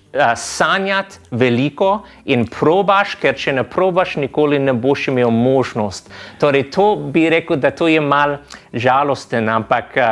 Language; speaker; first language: Slovenian; non-native, fluent; English